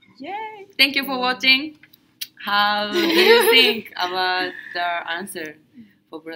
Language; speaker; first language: English; non-native, learner; Japanese